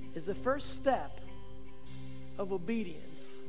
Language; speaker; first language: English; early bilingual, other home language; Spanish